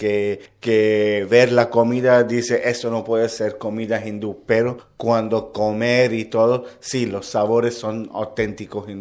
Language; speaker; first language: Spanish; non-native, learner; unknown